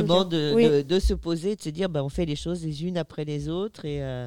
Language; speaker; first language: French; native; French